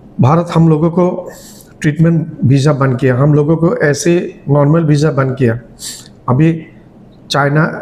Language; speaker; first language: Hindi; non-native, learner; Bangla